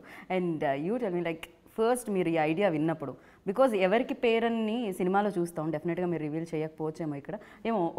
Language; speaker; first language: Telugu; native; Telugu